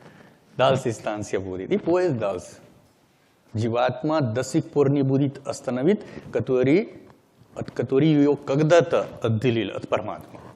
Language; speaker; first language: Russian; non-native, learner; Hindi